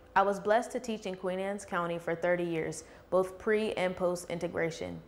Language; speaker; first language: English; native; English